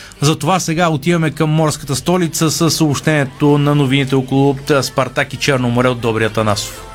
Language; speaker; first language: Bulgarian; native; Bulgarian